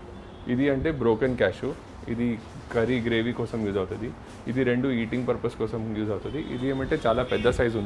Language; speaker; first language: Telugu; non-native, local second language; Hindi